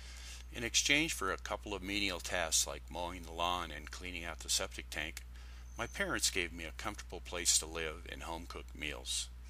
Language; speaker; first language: English; native; English